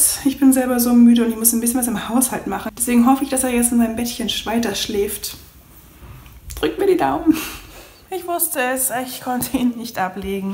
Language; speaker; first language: German; native; German